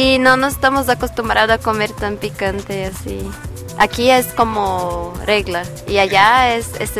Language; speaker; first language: Spanish; non-native, learner; Portuguese